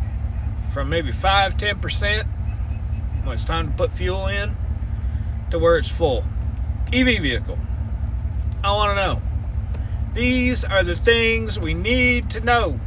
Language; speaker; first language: English; native; English